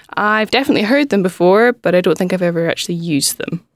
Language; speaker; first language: English; native; English